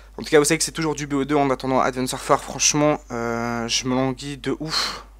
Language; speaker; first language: French; native; French